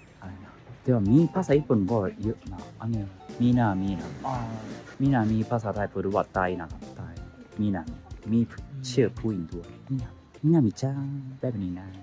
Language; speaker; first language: Thai; non-native, learner; Japanese